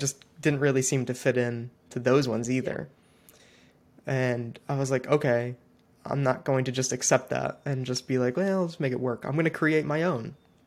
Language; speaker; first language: English; native; English